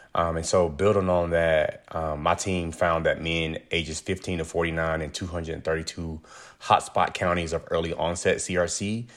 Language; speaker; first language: English; native; English